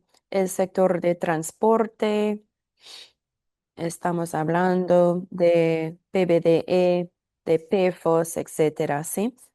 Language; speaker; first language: Spanish; non-native, fluent; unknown